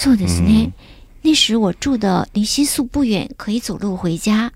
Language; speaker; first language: Japanese; non-native, fluent; Chinese